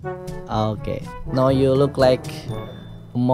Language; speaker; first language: English; non-native, learner; Indonesian